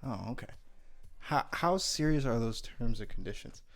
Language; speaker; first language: English; native; English